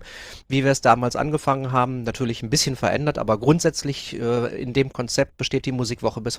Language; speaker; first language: German; native; German